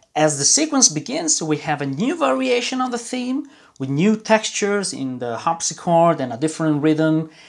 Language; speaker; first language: English; non-native, fluent; Italian